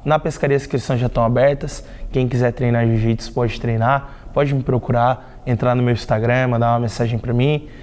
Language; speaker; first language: Portuguese; native; Portuguese